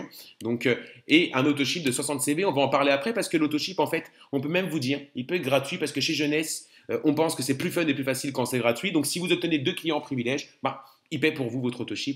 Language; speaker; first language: French; native; French